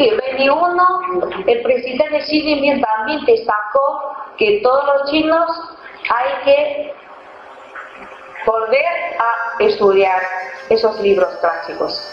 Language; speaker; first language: Spanish; non-native, fluent; Chinese